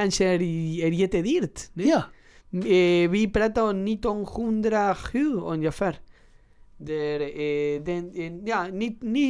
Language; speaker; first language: Swedish; non-native, learner; Spanish